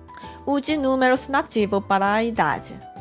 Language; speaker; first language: Portuguese; non-native, fluent; Korean